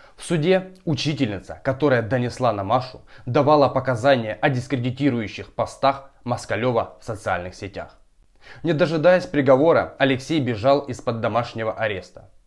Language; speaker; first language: Russian; native; Russian